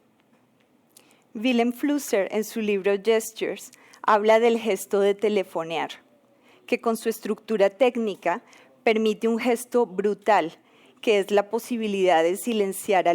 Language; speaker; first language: Spanish; native; Spanish